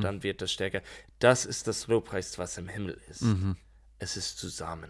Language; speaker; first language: German; non-native, learner; English